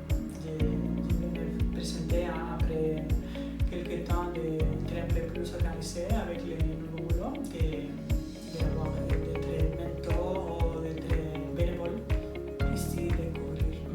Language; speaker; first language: French; non-native, fluent; Spanish